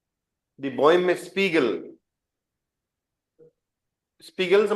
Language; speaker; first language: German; non-native, fluent; Hindi